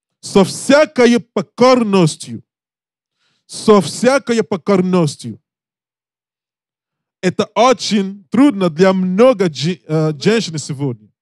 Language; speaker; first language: Russian; non-native, learner; English